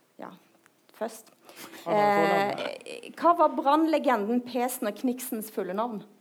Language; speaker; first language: Norwegian; native; Norwegian